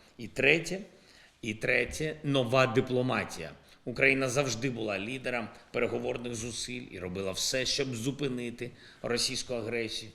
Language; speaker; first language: Ukrainian; non-native, local second language; Russian